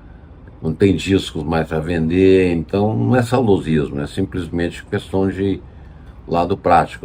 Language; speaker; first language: Portuguese; native; Portuguese